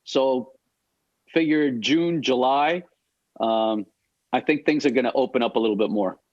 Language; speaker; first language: English; native; English